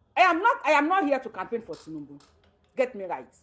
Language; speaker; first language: English; non-native, local second language; Yoruba